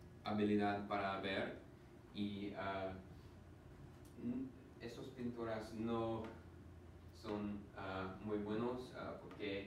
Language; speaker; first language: Spanish; non-native, learner; English